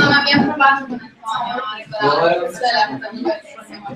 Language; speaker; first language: Italian; native; Italian